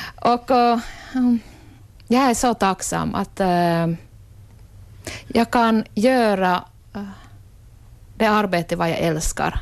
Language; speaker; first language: Swedish; non-native, local second language; Finnish